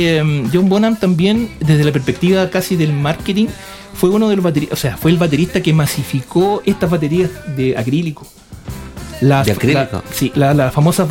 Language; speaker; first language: Spanish; native; Spanish